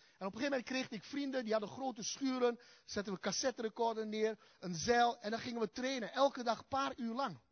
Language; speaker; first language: Dutch; early bilingual, other home language; Turkish